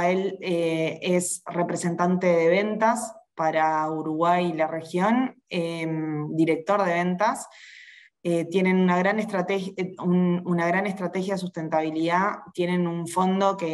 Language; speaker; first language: Spanish; native; Spanish